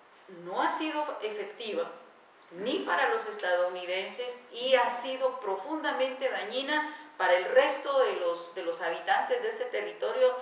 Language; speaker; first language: Spanish; native; Spanish